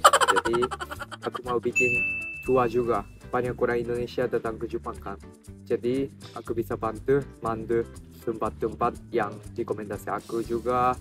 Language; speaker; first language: Indonesian; non-native, fluent; Japanese